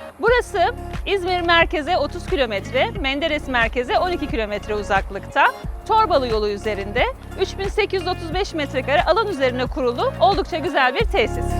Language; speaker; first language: Turkish; native; Turkish